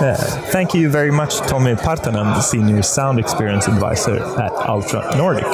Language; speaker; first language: English; non-native, fluent; Swedish